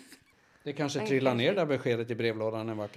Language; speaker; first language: Swedish; native; Swedish